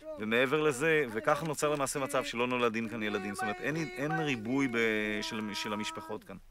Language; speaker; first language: Hebrew; native; Hebrew